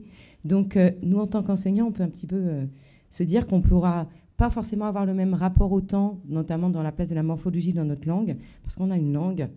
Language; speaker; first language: French; native; French